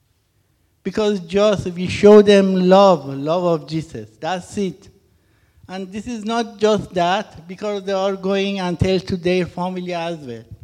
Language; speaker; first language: English; non-native, learner; Persian